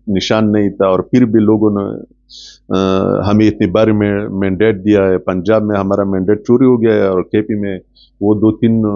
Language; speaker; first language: Urdu; non-native, local second language; Pashto